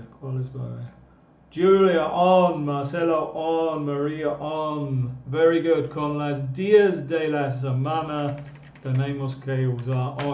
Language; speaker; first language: Spanish; non-native, fluent; English